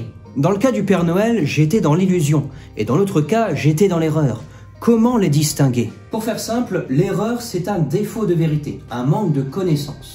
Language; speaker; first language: French; native; French